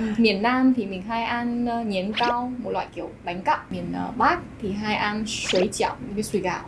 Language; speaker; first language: Vietnamese; non-native, fluent; Chinese